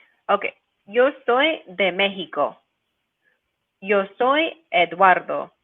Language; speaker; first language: Spanish; non-native, fluent; English